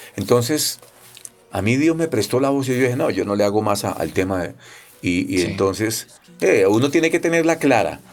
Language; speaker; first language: Spanish; native; Spanish